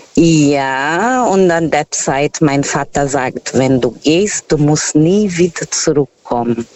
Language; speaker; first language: German; non-native, fluent; Portuguese